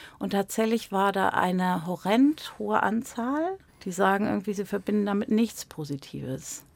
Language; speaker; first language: German; native; German